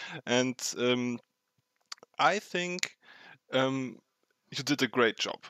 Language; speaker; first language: English; non-native, fluent; German